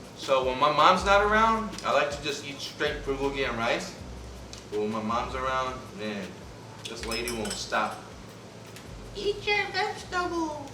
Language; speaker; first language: English; native; English